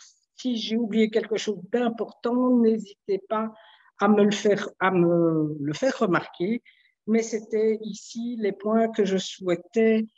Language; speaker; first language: French; native; French